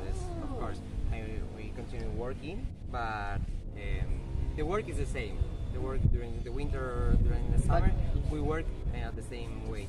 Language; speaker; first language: English; non-native, learner; Spanish